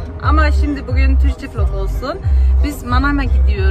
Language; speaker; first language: Turkish; non-native, learner; German